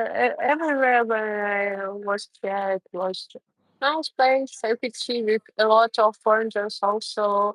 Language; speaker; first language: English; non-native, learner; Russian